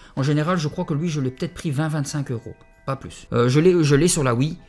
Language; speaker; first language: French; native; French